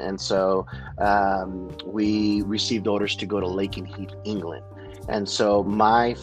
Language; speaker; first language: English; native; English